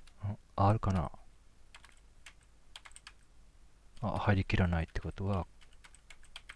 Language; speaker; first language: Japanese; native; Japanese